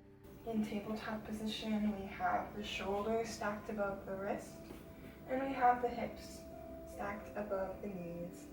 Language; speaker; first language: English; native; English